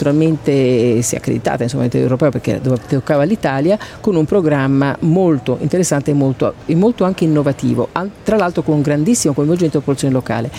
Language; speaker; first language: Italian; native; Italian